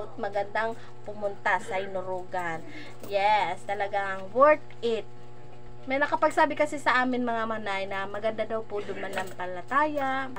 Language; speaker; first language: Filipino; non-native, local second language; Bikol